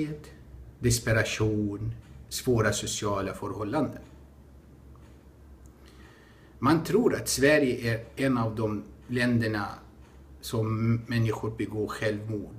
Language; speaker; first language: Swedish; non-native, fluent; Arabic